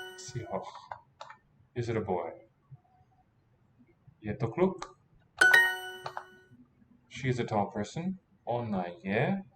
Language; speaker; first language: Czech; non-native, learner; English